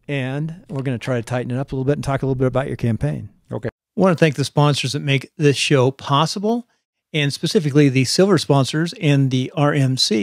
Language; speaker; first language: English; native; English